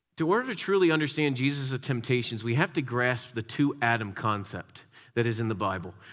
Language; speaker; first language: English; native; English